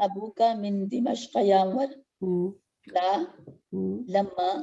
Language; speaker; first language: Arabic; non-native, learner; Urdu